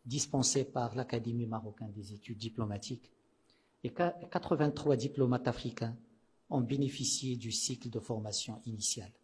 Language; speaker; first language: French; non-native, local second language; Arabic